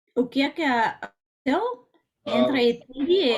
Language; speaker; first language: Portuguese; non-native, learner; English